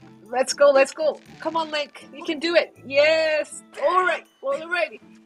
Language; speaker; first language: English; non-native, fluent; Korean